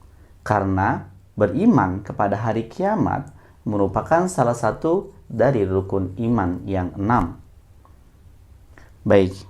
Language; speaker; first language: Indonesian; native; Indonesian